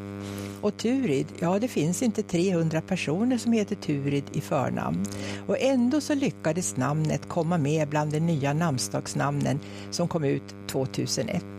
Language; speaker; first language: Swedish; native; Swedish